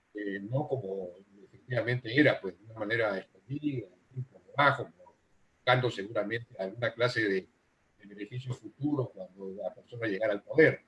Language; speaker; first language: Spanish; native; Spanish